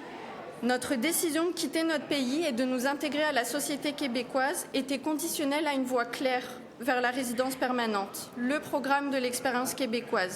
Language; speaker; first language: French; native; French